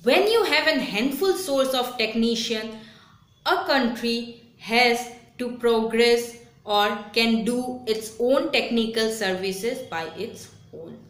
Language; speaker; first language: English; non-native, local second language; Bangla